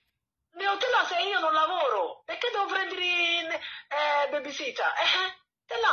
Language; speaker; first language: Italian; non-native, learner; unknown